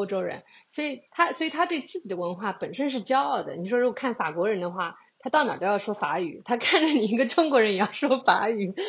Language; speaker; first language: Chinese; native; Chinese